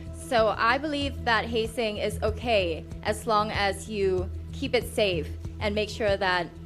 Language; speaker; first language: English; non-native, fluent; Thai